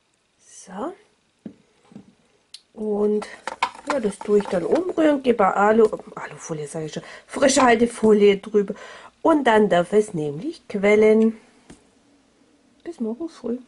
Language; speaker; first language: German; native; German